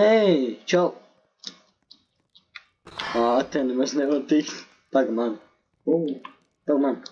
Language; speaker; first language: Latvian; native; Latvian